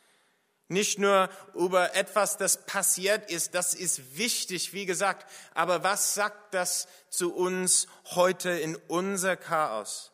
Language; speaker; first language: German; non-native, fluent; English